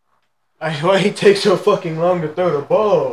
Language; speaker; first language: English; native; English